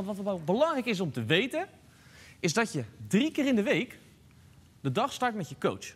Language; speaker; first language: Dutch; native; Dutch